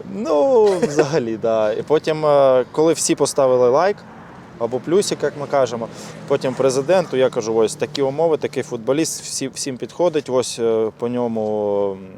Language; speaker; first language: Ukrainian; non-native, local second language; Russian